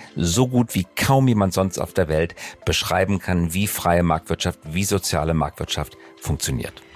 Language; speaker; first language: German; native; German